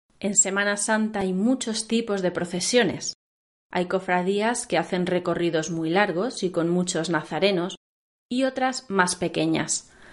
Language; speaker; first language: Spanish; native; Spanish